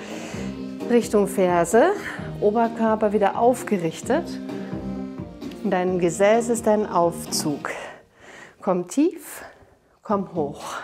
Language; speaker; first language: German; native; German